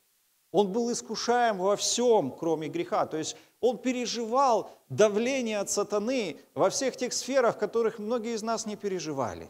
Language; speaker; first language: Russian; native; Russian